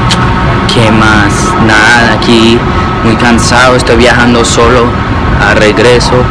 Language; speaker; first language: Spanish; early bilingual, heritage; Spanish